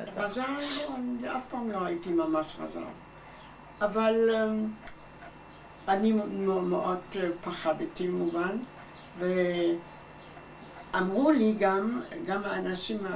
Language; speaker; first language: Hebrew; non-native, fluent; German